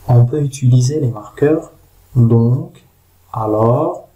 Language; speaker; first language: French; non-native, local second language; Arabic